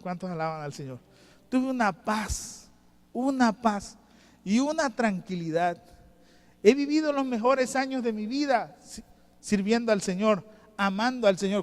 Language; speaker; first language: Spanish; native; Spanish